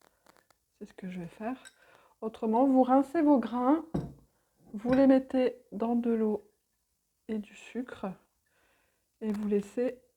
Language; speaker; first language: French; native; French